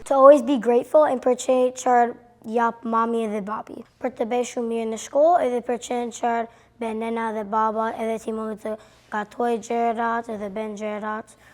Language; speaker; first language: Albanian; early bilingual, heritage; Albanian